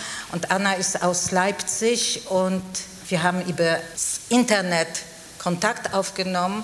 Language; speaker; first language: German; non-native, fluent; Polish